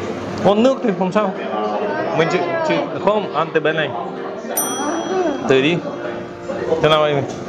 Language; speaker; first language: Vietnamese; non-native, learner; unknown